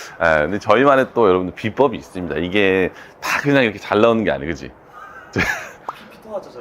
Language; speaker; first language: Korean; native; Korean